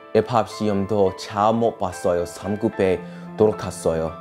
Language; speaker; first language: Korean; non-native, learner; English